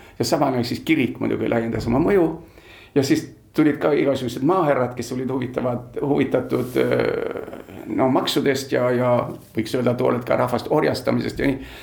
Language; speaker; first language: Estonian; early bilingual, heritage; Estonian